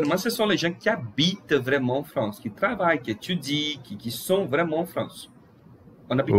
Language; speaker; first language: French; non-native, fluent; Portuguese